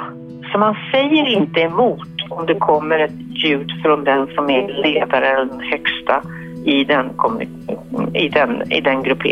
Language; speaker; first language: Swedish; native; Swedish